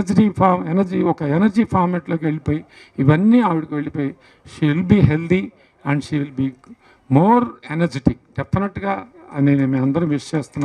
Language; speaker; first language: Telugu; native; Telugu